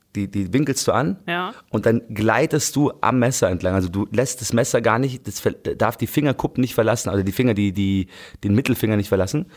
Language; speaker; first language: German; native; German